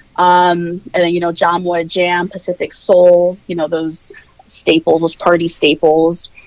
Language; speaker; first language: English; native; English